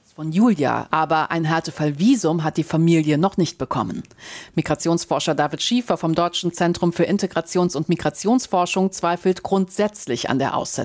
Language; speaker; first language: German; native; German